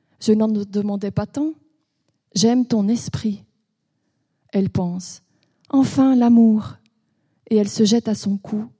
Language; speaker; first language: French; native; French